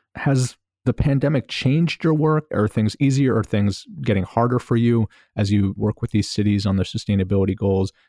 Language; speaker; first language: English; native; English